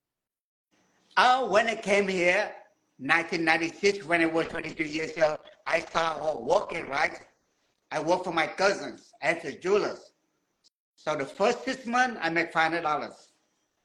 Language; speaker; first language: English; non-native, learner; Vietnamese